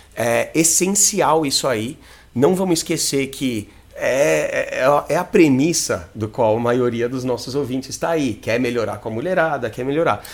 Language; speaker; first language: Portuguese; non-native, fluent; English